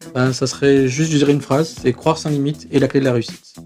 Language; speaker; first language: French; native; French